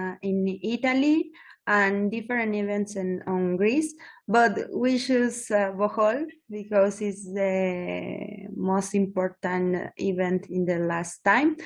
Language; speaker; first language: English; non-native, learner; Spanish